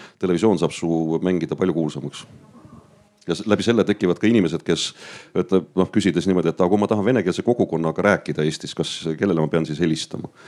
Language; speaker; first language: Estonian; native; Estonian